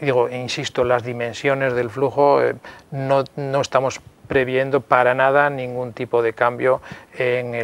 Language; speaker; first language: Spanish; native; Spanish